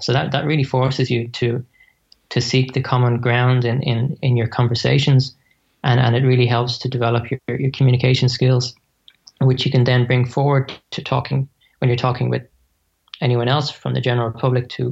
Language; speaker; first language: English; native; English